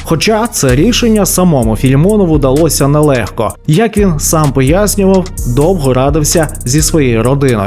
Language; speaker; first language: Ukrainian; native; Ukrainian